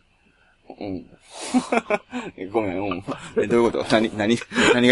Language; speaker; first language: Japanese; native; Japanese